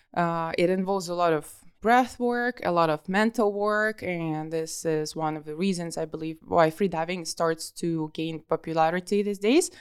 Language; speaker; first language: English; non-native, fluent; Russian